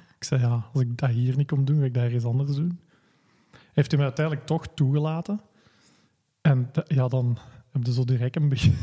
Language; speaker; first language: Dutch; native; Dutch